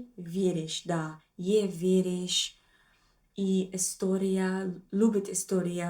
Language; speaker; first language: Russian; non-native, learner; English